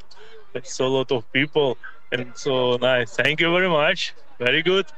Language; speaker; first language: English; non-native, learner; Ukrainian